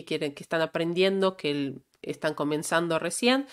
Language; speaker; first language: Spanish; non-native, fluent; Russian